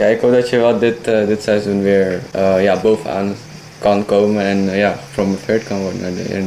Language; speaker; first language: Dutch; non-native, fluent; Indonesian